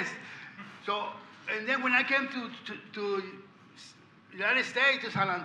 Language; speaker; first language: English; non-native, learner; Spanish